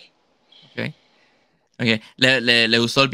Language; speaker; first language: Spanish; early bilingual, heritage; Spanish